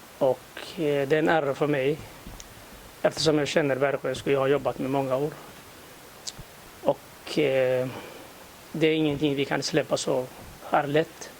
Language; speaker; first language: Swedish; non-native, fluent; Somali